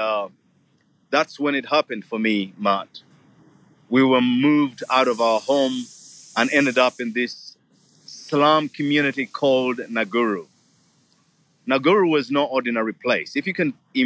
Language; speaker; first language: English; non-native, local second language; Ganda